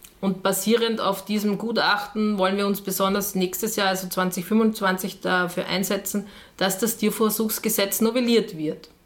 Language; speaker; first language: German; native; German